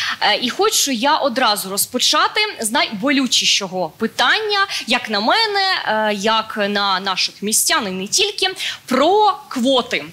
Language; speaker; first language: Ukrainian; native; Ukrainian